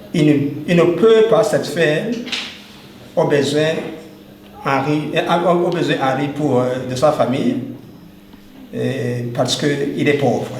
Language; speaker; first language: French; non-native, local second language; Rundi